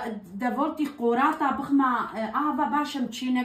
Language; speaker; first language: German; non-native, learner; Kurdish